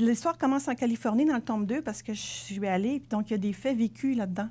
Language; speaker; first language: French; native; French